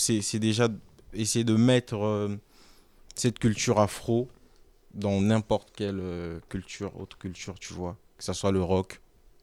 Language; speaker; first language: French; non-native, local second language; Lingala